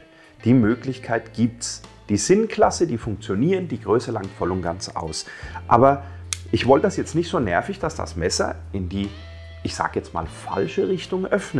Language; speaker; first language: German; native; German